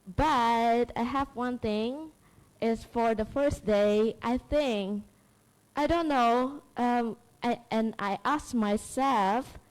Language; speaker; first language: English; non-native, learner; Khmer